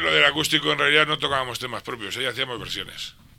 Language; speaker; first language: Spanish; native; Spanish